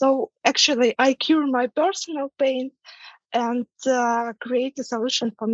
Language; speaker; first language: English; non-native, fluent; Ukrainian